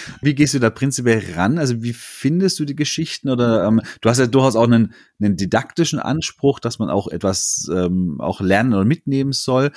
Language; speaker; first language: German; native; German